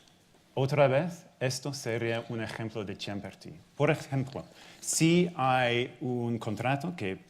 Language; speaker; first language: Spanish; non-native, fluent; English